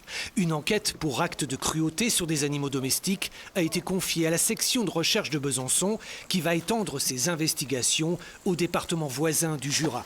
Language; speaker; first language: French; native; French